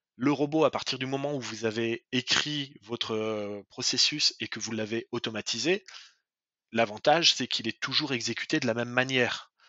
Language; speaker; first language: French; native; French